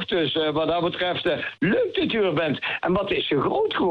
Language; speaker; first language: Dutch; native; Dutch